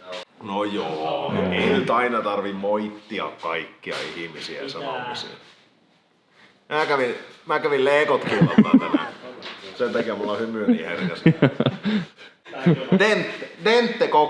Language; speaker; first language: Finnish; native; Finnish